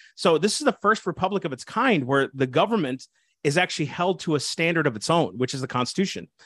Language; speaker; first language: English; early bilingual, other home language; Spanish